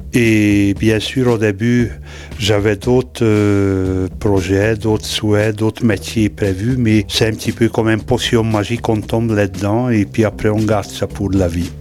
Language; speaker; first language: French; non-native, fluent; Hungarian